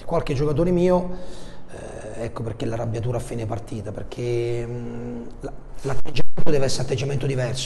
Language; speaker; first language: Italian; native; Italian